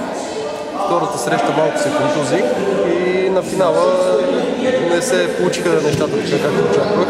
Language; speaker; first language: Bulgarian; native; Bulgarian